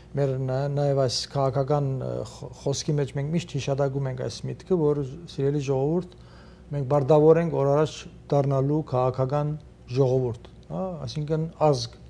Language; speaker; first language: Armenian; early bilingual, heritage; Armenian